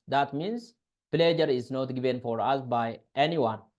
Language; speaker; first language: English; non-native, local second language; Amharic